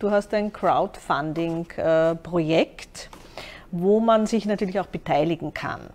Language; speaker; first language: German; native; German